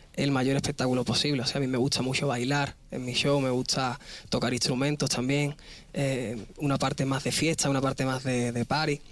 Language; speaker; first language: Spanish; native; Spanish